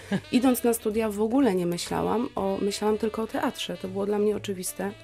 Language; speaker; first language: Polish; native; Polish